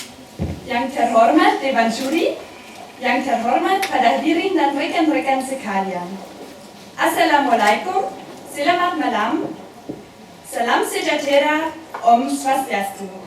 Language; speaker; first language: Indonesian; non-native, learner; German